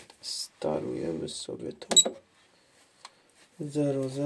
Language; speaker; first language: Polish; native; Polish